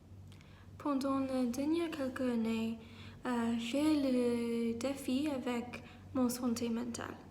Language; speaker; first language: French; non-native, learner; English